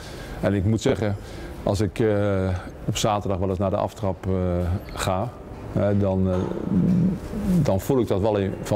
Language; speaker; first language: Dutch; native; Dutch